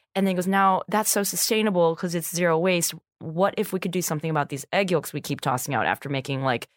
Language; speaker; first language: English; native; English